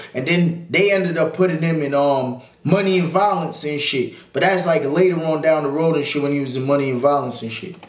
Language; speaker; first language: English; native; English